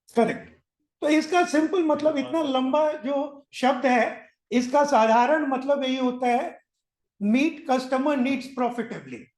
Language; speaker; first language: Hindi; native; Hindi